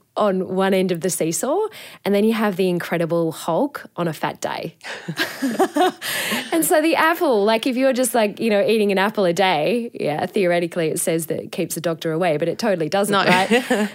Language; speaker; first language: English; native; English